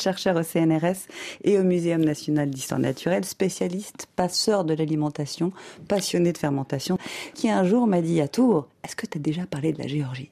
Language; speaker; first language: French; native; French